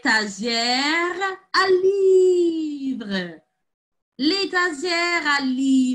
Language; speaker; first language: French; non-native, fluent; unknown